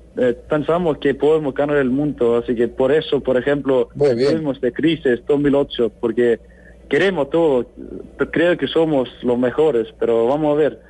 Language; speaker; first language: Spanish; non-native, fluent; Icelandic